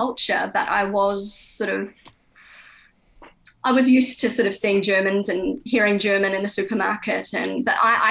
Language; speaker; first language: English; native; English